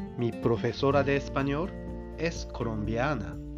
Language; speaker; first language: Spanish; non-native, fluent; Japanese